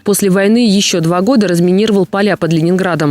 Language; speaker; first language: Russian; native; Russian